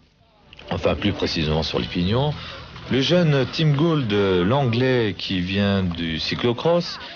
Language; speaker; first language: French; native; French